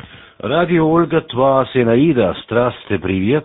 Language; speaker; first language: Russian; non-native, learner; German